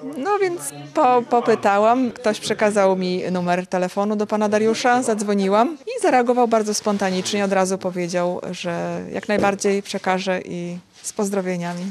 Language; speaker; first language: Polish; native; Polish